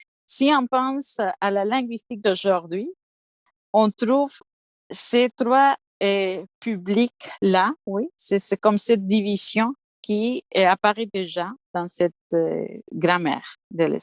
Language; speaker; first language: French; non-native, fluent; Spanish